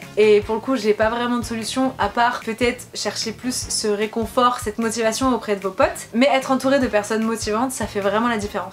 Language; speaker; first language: French; native; French